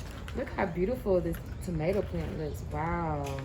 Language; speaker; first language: English; native; English